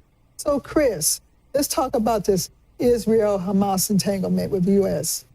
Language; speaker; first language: English; native; English